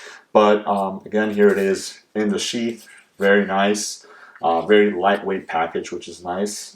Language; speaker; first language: English; native; English